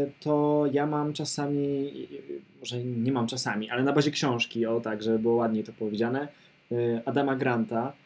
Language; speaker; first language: Polish; native; Polish